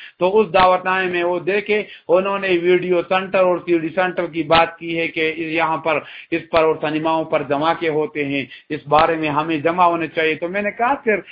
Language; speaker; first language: Urdu; non-native, local second language; Pashto